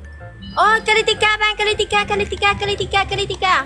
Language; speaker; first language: Indonesian; non-native, learner; Vietnamese